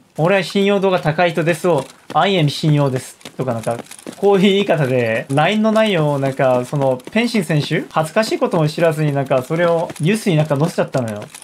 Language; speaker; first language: Japanese; non-native, fluent; Korean